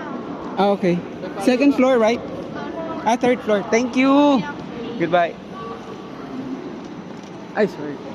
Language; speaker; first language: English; non-native, local second language; Filipino